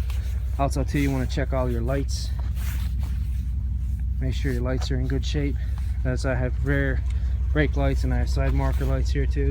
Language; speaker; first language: English; native; English